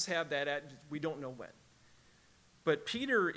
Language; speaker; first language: English; native; English